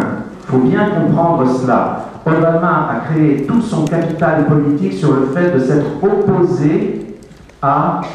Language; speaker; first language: French; native; French